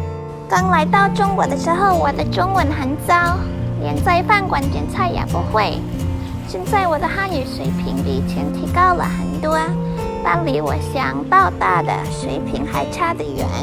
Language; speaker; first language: Chinese; non-native, learner; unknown